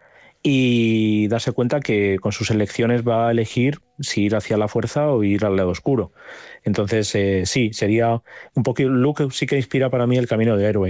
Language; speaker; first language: Spanish; native; Spanish